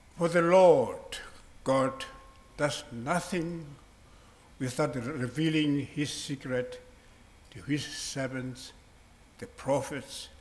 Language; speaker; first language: English; non-native, local second language; Southern Sotho